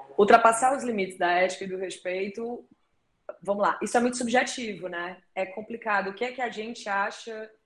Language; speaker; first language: Portuguese; native; Portuguese